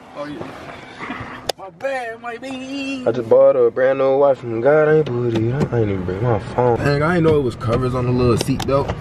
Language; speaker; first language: English; native; English